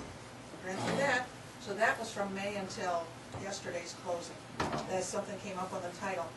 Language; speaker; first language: English; native; English